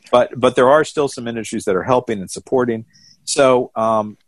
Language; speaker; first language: English; native; English